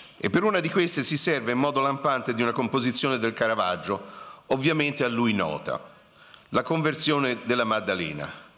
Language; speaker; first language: Italian; native; Italian